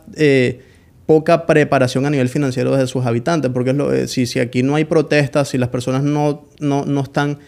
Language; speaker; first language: Spanish; native; Spanish